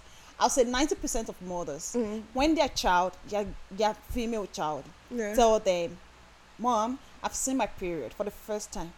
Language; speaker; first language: English; non-native, local second language; Yoruba